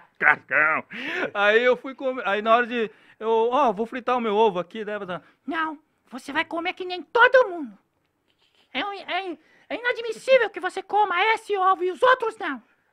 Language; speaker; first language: Portuguese; early bilingual, other home language; Korean